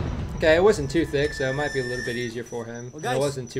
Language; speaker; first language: English; native; English